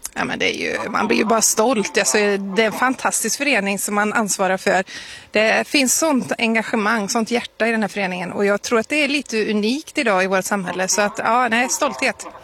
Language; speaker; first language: Swedish; native; Swedish